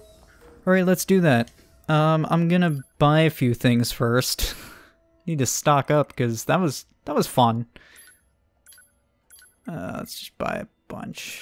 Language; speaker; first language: English; native; English